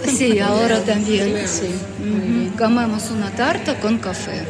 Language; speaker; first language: Spanish; non-native, learner; Ukrainian